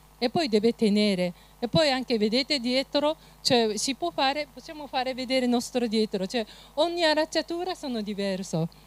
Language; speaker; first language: Italian; non-native, fluent; Japanese